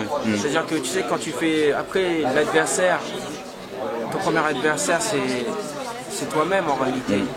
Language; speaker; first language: French; native; French